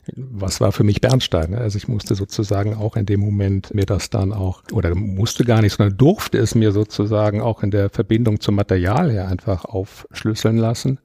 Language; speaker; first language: German; native; German